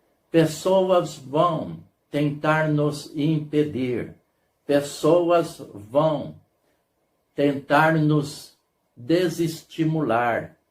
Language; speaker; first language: Portuguese; native; Portuguese